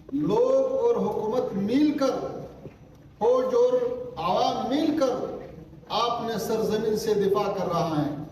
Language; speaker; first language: Hindi; non-native, fluent; Pashto